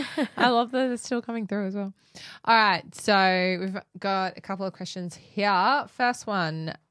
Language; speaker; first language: English; native; English